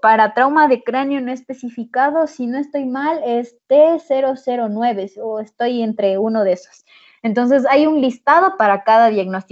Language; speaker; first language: Spanish; native; Spanish